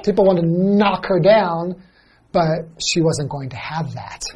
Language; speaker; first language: English; native; English